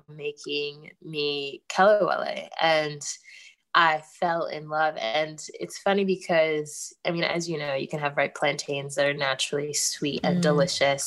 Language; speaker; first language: English; native; English